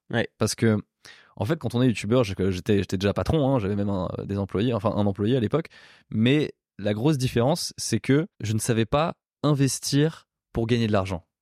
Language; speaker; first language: French; native; French